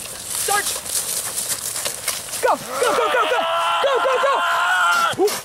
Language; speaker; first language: English; native; English